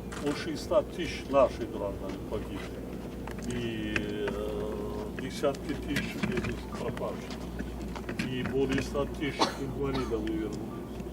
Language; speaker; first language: Russian; non-native, local second language; Tajik